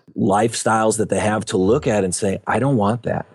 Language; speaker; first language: English; native; English